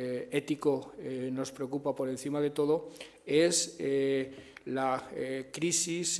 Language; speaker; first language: Spanish; native; Spanish